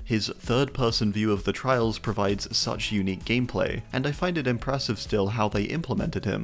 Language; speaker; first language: English; native; English